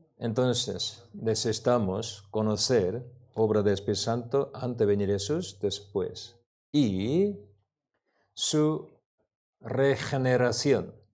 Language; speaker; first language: Spanish; non-native, learner; Korean